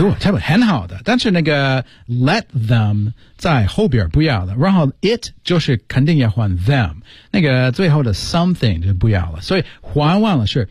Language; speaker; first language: Chinese; non-native, fluent; English